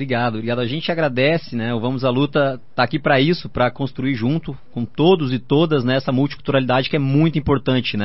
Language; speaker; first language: Portuguese; native; Portuguese